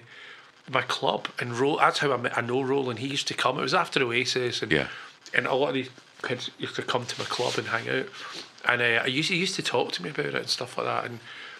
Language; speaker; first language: English; native; English